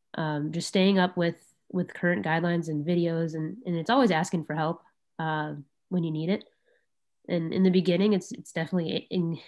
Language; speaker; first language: English; native; English